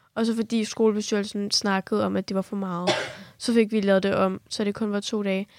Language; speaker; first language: Danish; early bilingual, other home language; Kurdish